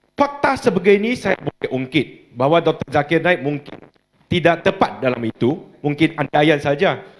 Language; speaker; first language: Malay; non-native, local second language; Chinese